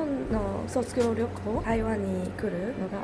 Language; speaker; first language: Japanese; non-native, learner; Chinese